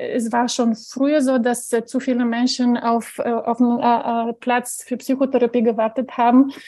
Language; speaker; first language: German; non-native, fluent; Bulgarian